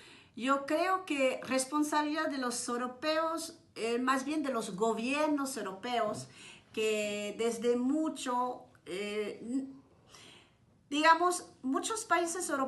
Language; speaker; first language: Spanish; non-native, fluent; French